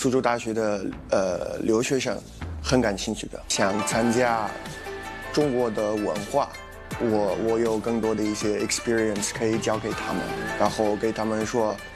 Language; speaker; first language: Chinese; non-native, fluent; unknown